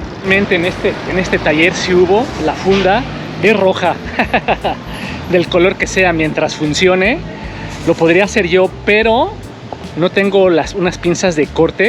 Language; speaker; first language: Spanish; native; Spanish